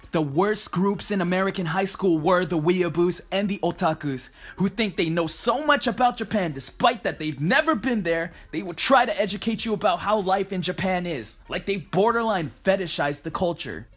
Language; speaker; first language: English; early bilingual, other home language; Japanese